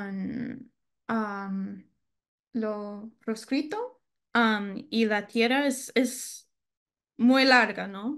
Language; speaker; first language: Spanish; non-native, learner; English